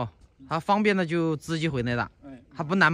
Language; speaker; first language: Chinese; native; Chinese